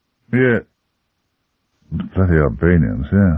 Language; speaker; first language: English; native; English